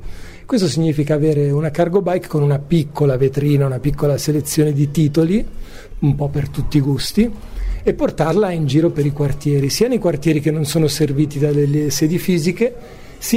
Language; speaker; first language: Italian; native; Italian